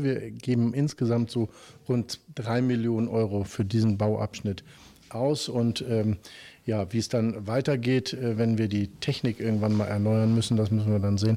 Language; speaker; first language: German; native; German